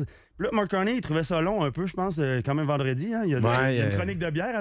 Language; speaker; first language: French; native; French